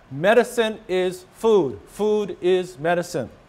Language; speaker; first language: English; native; English